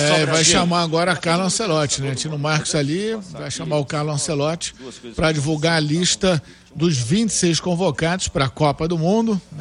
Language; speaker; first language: Portuguese; native; Portuguese